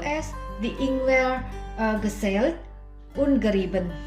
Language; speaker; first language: German; non-native, learner; Indonesian